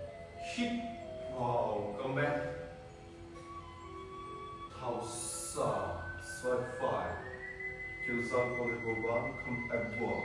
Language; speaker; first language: Vietnamese; non-native, learner; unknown